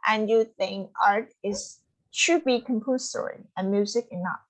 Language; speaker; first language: English; non-native, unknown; Vietnamese